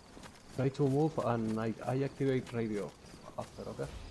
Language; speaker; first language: English; non-native, learner; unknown